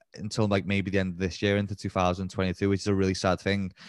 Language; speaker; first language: English; native; English